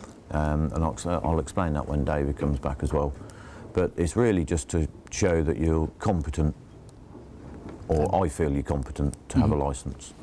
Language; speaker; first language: English; native; English